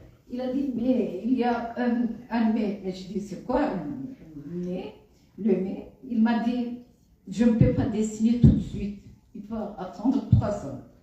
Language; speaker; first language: French; non-native, fluent; Kurdish